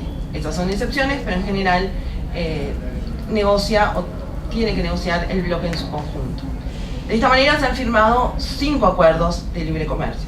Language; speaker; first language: Spanish; native; Spanish